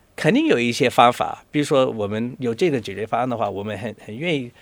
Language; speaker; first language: Chinese; non-native, fluent; English